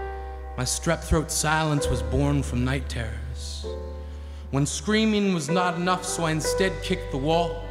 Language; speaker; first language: English; native; English